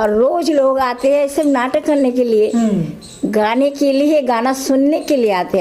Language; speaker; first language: Hindi; non-native, local second language; Bangla